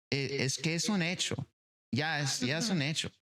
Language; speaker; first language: Spanish; non-native, fluent; English